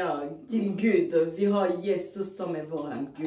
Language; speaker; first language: Swedish; non-native, learner; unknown